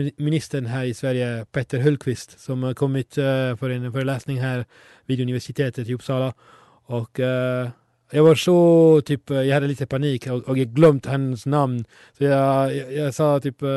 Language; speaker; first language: Swedish; non-native, fluent; Italian